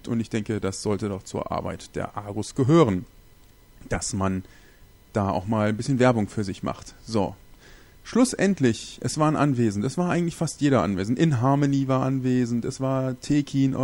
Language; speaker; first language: German; native; German